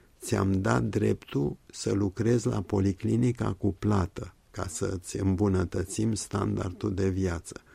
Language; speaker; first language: Romanian; native; Romanian